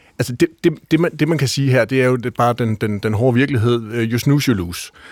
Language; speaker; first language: Danish; native; Danish